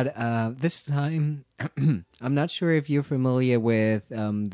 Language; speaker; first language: English; non-native, fluent; German